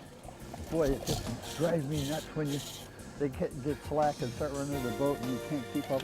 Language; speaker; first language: English; native; English